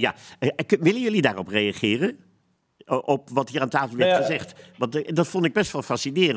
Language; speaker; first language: Dutch; native; Dutch